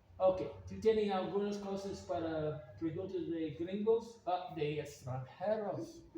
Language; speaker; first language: Spanish; non-native, learner; English